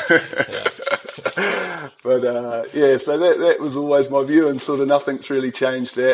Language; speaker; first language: English; native; English